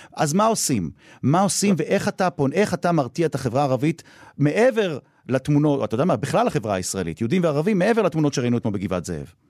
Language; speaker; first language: Hebrew; native; Hebrew